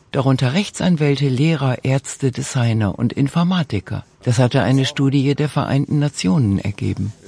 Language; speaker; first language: German; native; German